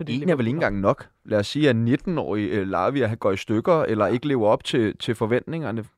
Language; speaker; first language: Danish; native; Danish